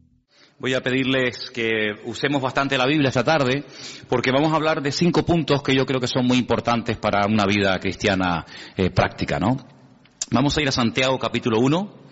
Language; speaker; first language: Spanish; native; Spanish